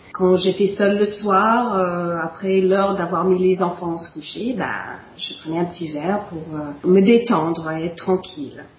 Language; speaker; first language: French; non-native, fluent; English